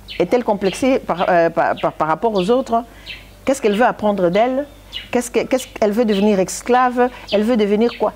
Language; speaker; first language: French; non-native, local second language; Lingala